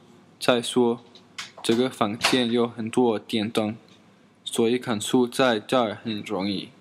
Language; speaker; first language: Chinese; non-native, learner; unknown